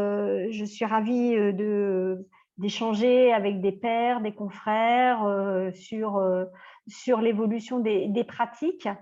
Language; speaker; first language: French; native; French